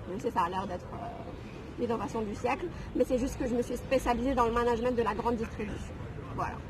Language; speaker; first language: French; non-native, local second language; Arabic